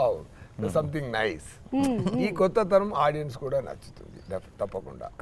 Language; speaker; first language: Telugu; non-native, learner; Tamil